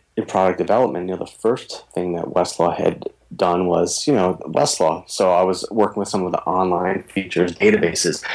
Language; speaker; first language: English; native; English